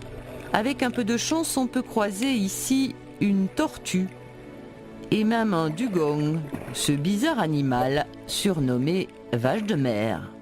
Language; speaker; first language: French; native; French